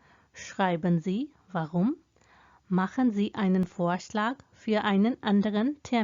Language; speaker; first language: German; non-native, fluent; Hindi